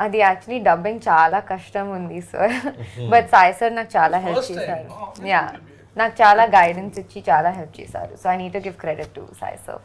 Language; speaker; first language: Telugu; non-native, learner; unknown